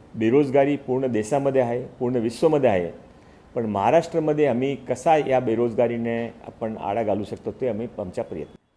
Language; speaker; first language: Marathi; non-native, local second language; Hindi